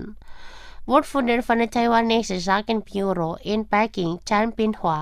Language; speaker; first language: Dutch; non-native, fluent; Indonesian